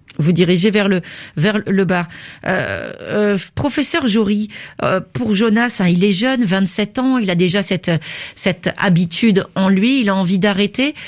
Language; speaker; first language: French; native; French